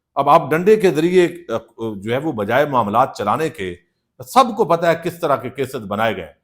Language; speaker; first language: Urdu; non-native, local second language; Punjabi